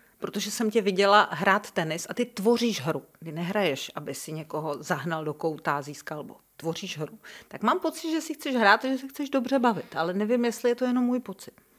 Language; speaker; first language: Czech; native; Czech